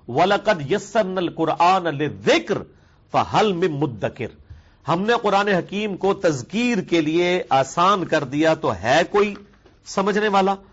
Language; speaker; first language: Urdu; non-native, local second language; Punjabi